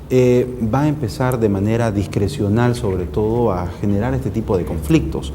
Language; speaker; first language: Spanish; native; Spanish